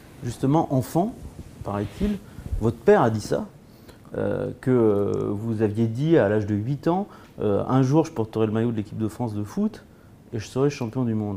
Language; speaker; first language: French; native; French